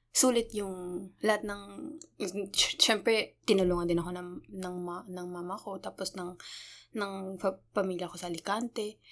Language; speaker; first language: Filipino; native; Filipino